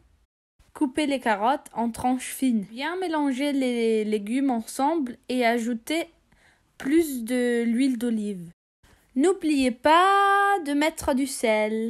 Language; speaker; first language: French; non-native, fluent; English